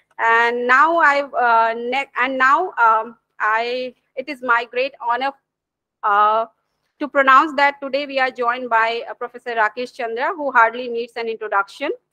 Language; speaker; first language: English; non-native, local second language; Hindi